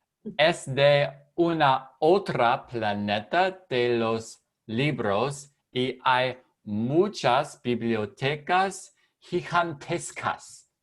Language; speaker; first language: Spanish; non-native, learner; English